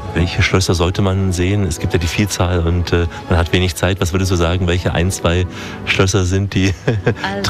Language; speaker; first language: German; native; German